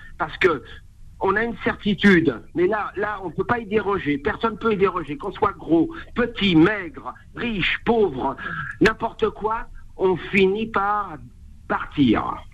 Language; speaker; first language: French; native; French